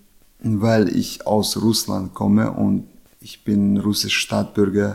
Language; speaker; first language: German; non-native, fluent; Chechen